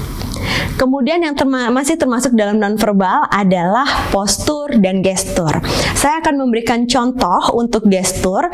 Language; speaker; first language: Indonesian; native; Indonesian